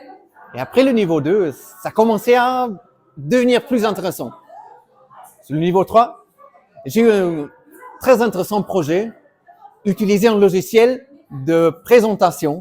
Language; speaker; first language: French; non-native, fluent; German